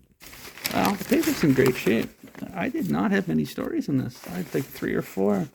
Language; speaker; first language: English; native; English